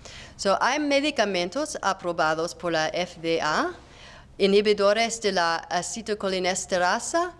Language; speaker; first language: Spanish; non-native, learner; English